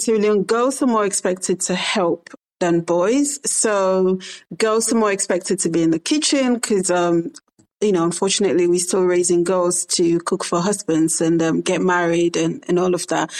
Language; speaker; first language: English; non-native, local second language; Krio